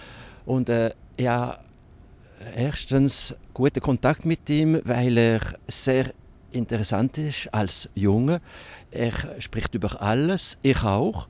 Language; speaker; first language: German; non-native, local second language; French